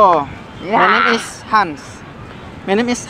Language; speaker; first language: English; non-native, learner; Indonesian